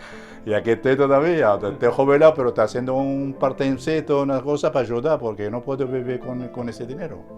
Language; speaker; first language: Spanish; native; Spanish